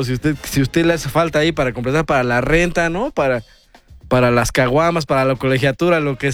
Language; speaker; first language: Spanish; native; Spanish